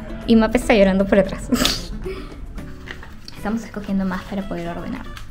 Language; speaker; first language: Spanish; native; Spanish